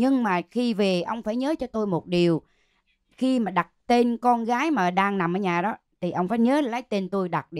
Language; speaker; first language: Vietnamese; native; Vietnamese